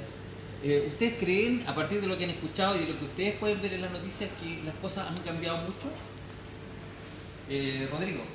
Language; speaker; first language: Spanish; native; Spanish